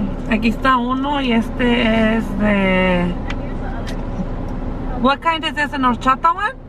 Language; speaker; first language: Spanish; early bilingual, heritage; Spanish